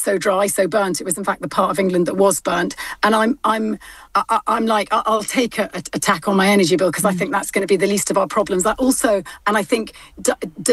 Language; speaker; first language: English; native; English